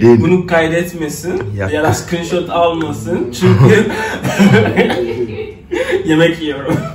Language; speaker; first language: Turkish; non-native, fluent; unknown